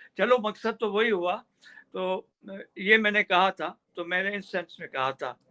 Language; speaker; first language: Urdu; non-native, local second language; Sindhi